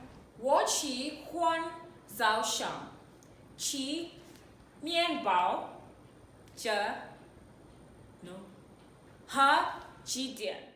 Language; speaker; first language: Chinese; non-native, learner; Tswana